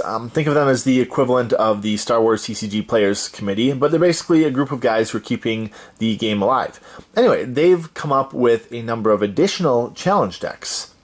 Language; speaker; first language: English; native; English